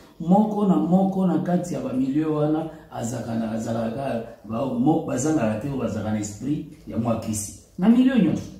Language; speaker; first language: Lingala; native; Lingala